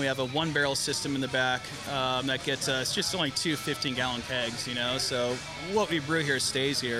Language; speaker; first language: English; native; English